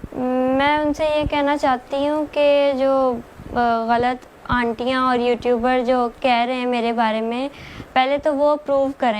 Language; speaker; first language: Urdu; native; Urdu